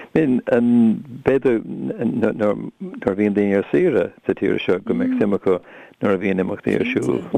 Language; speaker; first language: Irish; non-native, local second language; English